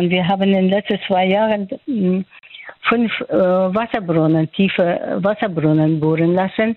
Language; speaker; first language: German; non-native, fluent; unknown